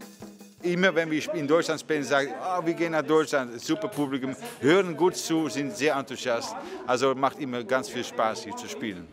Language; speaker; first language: German; non-native, fluent; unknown